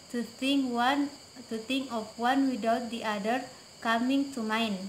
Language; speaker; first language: English; non-native, fluent; Indonesian